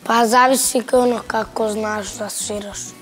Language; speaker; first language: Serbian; non-native, local second language; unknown